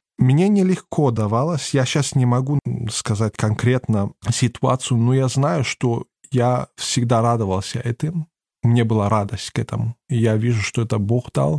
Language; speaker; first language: Russian; early bilingual, heritage; German